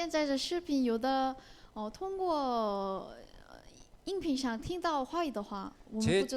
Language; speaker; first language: Chinese; non-native, learner; Korean